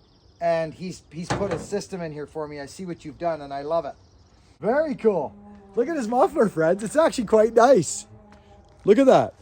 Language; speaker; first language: English; native; English